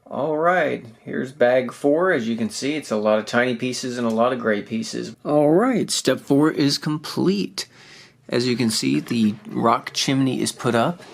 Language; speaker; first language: English; native; English